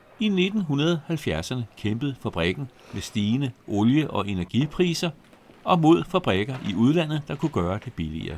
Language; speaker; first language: Danish; native; Danish